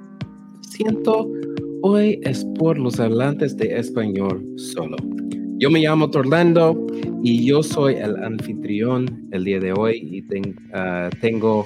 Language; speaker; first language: Spanish; non-native, learner; English